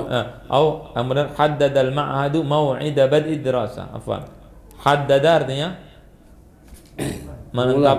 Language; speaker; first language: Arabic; non-native, fluent; Indonesian